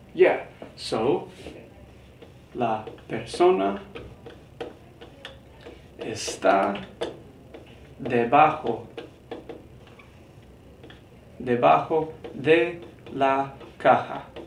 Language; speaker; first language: Spanish; non-native, fluent; English